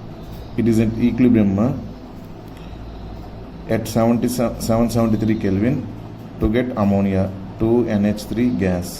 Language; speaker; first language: English; non-native, local second language; Telugu